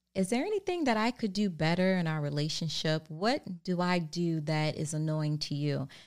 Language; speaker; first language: English; native; English